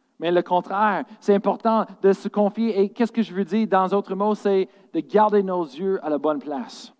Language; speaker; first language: French; non-native, fluent; English